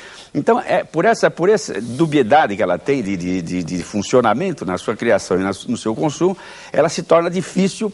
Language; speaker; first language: Portuguese; native; Portuguese